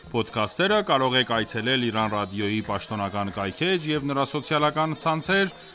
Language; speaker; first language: Armenian; native; Armenian